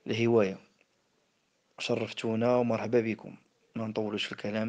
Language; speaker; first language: Arabic; native; Arabic